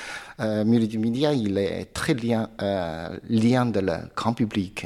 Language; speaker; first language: French; non-native, learner; Chinese